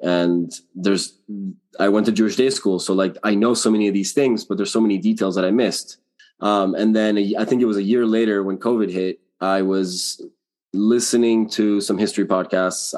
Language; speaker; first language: English; early bilingual, other home language; Spanish